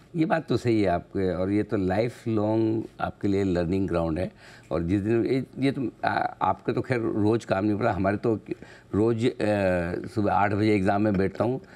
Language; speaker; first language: Hindi; native; Hindi